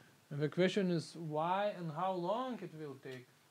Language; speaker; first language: English; non-native, fluent; Lithuanian